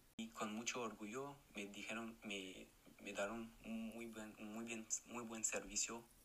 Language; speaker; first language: Spanish; non-native, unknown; French